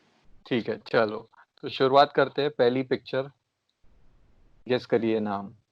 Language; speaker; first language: Hindi; native; Hindi